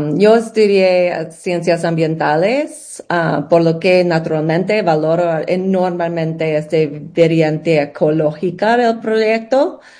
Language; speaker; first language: Spanish; non-native, learner; English